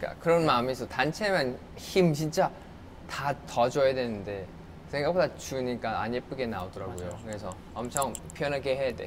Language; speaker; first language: Korean; non-native, fluent; Thai